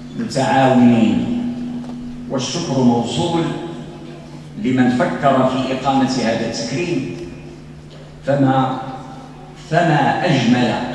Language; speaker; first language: Arabic; native; Arabic